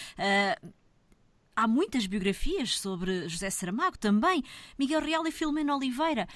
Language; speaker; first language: Portuguese; native; Portuguese